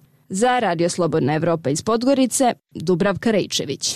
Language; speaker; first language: Croatian; native; Croatian